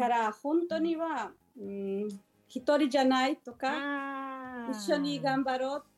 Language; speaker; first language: Japanese; non-native, learner; Spanish